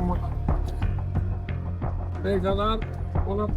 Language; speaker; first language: Spanish; non-native, learner; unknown